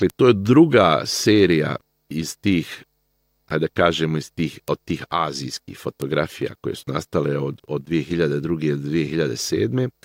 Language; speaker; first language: Bosnian; native; Bosnian